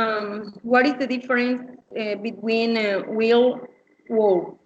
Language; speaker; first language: English; non-native, learner; Spanish